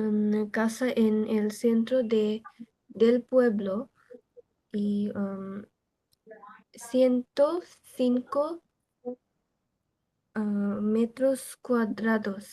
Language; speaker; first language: Spanish; non-native, learner; Bangla